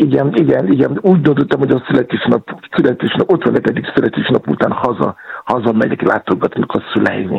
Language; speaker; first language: Hungarian; non-native, fluent; Yoruba